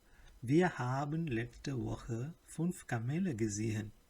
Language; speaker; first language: German; non-native, learner; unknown